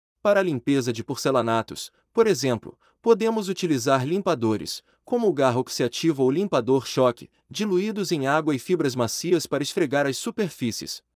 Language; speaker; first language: Portuguese; native; Portuguese